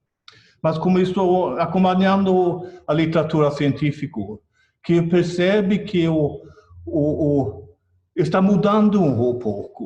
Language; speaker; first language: Portuguese; non-native, fluent; Swedish